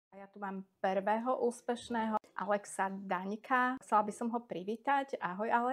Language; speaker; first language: Slovak; native; Slovak